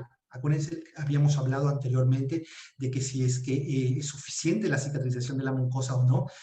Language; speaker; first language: Spanish; native; Spanish